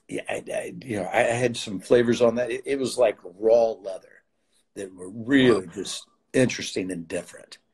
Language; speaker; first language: English; native; English